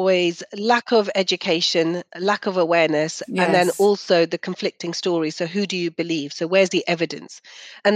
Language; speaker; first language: English; early bilingual, other home language; Punjabi